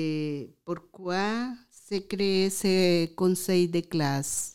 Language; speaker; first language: French; non-native, learner; Spanish